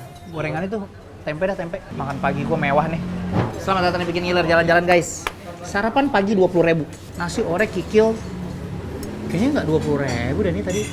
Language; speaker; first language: Indonesian; native; Indonesian